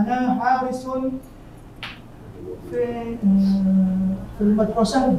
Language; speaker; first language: Arabic; non-native, learner; Indonesian